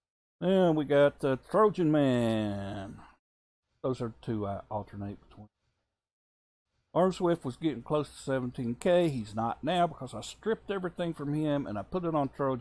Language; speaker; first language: English; native; English